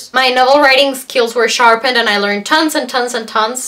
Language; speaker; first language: English; non-native, fluent; Spanish